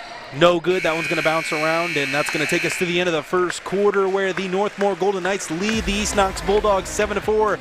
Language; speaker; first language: English; native; English